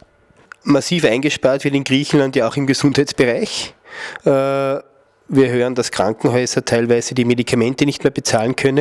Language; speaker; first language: German; native; German